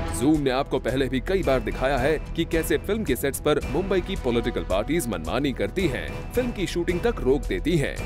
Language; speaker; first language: Hindi; native; Hindi